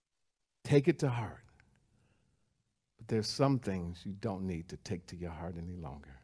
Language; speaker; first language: English; native; English